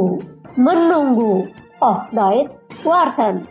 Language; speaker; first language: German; non-native, learner; Indonesian